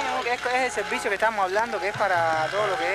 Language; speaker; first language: Spanish; native; Spanish